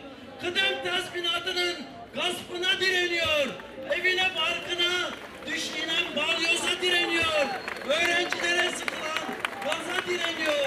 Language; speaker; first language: Turkish; native; Turkish